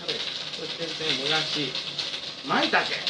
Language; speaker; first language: Japanese; native; Japanese